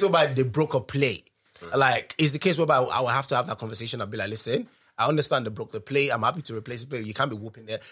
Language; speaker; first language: English; non-native, local second language; Yoruba